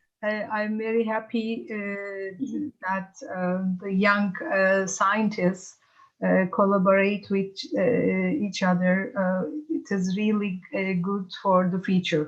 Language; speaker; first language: English; non-native, fluent; Turkish